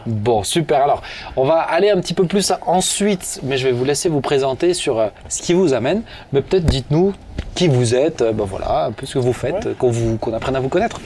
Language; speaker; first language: French; native; French